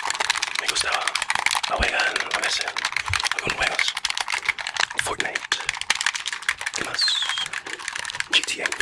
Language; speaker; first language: Spanish; non-native, fluent; English